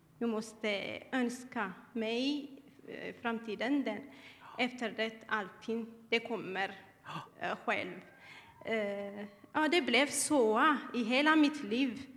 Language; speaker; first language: Swedish; non-native, learner; Tigrinya